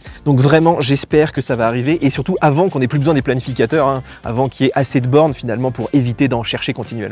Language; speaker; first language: French; native; French